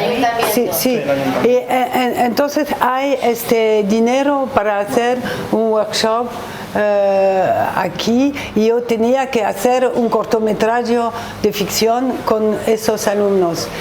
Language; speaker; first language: Spanish; non-native, learner; French